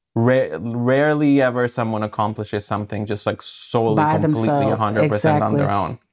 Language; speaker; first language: English; non-native, fluent; Spanish